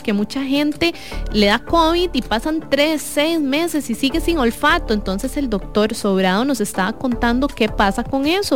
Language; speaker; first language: Spanish; native; Spanish